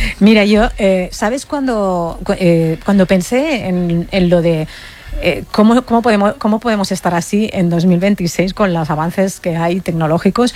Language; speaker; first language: Spanish; native; Spanish